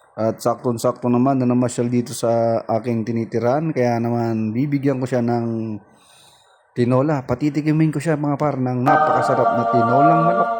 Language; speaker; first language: Filipino; non-native, local second language; Iloko